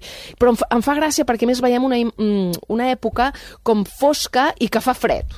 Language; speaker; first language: Catalan; native; Catalan